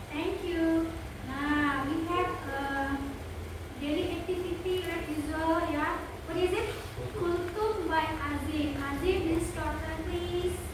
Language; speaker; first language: English; non-native, learner; Indonesian